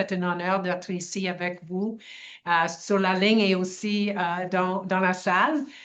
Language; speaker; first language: French; non-native, local second language; English